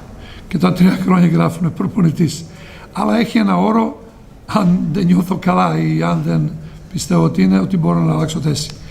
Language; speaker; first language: Greek; non-native, fluent; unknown